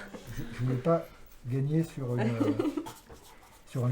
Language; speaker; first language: French; native; French